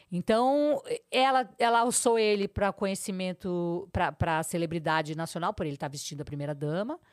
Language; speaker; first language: Portuguese; native; Portuguese